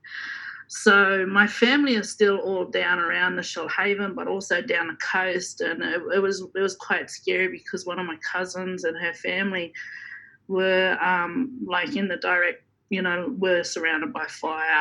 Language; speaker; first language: English; native; English